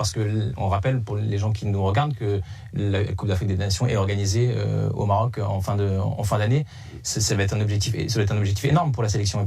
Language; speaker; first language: French; native; French